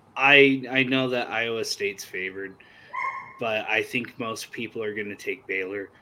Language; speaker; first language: English; native; English